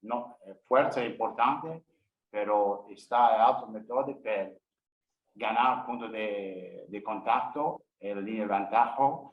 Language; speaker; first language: Spanish; non-native, learner; English